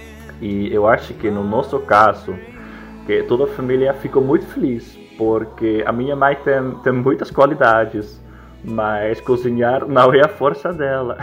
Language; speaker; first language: Portuguese; non-native, fluent; Dutch